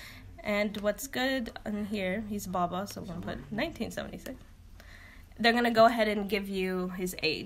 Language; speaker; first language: English; early bilingual, other home language; Arabic